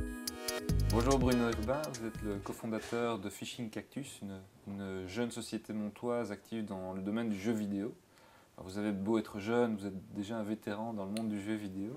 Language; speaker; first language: French; native; French